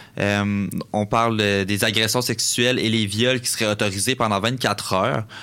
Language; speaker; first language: French; native; French